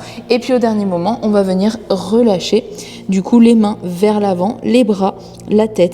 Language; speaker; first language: French; native; French